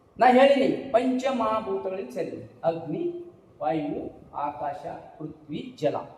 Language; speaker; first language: Kannada; native; Kannada